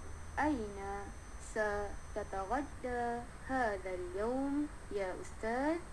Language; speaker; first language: Arabic; non-native, learner; Malay